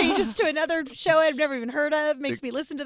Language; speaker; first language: English; native; English